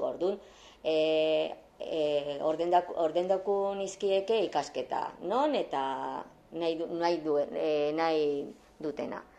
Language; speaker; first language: Basque; non-native, local second language; Spanish